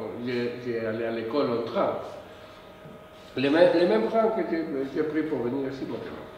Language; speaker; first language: French; non-native, fluent; Spanish